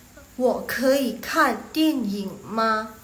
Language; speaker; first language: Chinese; non-native, fluent; Indonesian